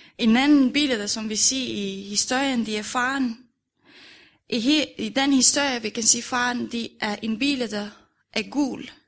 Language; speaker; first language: Danish; non-native, fluent; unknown